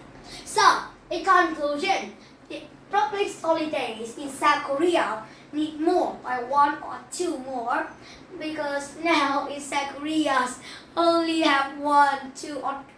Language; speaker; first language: English; non-native, learner; Vietnamese